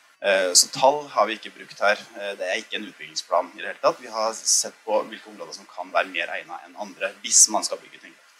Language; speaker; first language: Norwegian; native; Norwegian